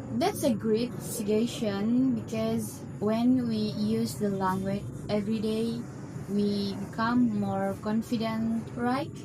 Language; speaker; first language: English; non-native, learner; Indonesian